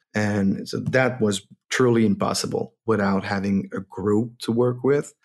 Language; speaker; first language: English; non-native, fluent; French